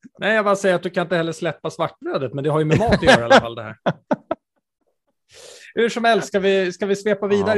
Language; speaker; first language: Swedish; native; Swedish